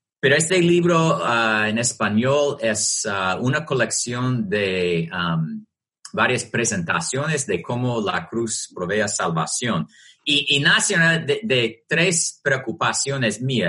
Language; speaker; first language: Spanish; non-native, fluent; English